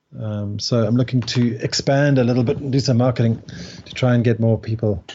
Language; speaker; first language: English; native; English